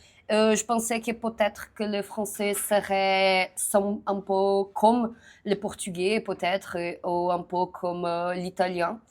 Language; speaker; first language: French; non-native, learner; Portuguese